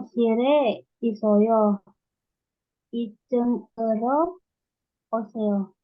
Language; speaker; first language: Korean; non-native, learner; Indonesian